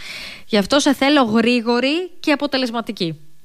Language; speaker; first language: Greek; native; Greek